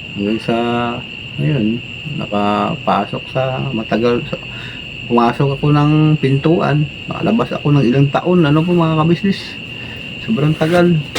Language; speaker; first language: Filipino; non-native, local second language; Cebuano